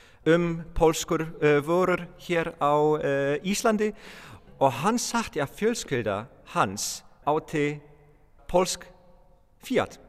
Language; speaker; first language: Icelandic; non-native, fluent; Polish